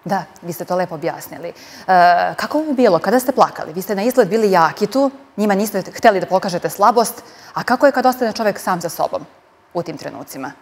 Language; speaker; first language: Serbian; native; Serbian